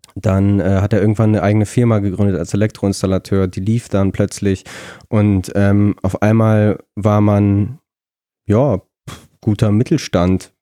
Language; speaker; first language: German; early bilingual, other home language; Russian